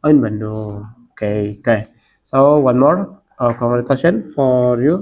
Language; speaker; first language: English; non-native, learner; Indonesian